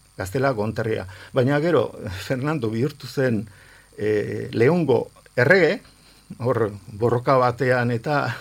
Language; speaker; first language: Basque; non-native, local second language; Spanish